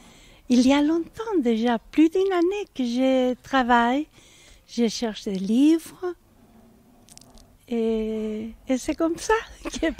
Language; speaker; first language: French; non-native, fluent; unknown